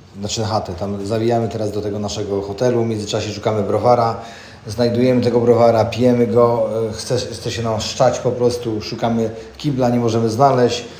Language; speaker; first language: Polish; native; Polish